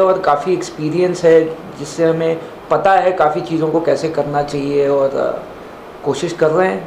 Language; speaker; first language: Hindi; native; Hindi